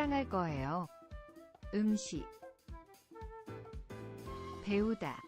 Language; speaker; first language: Korean; non-native, learner; English